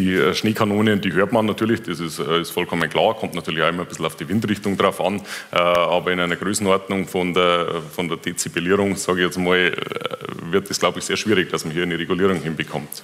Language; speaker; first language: German; native; German